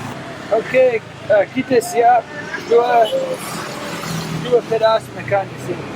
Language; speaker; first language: Indonesian; non-native, learner; English